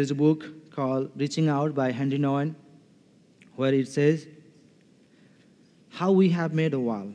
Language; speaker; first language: English; non-native, fluent; Nepali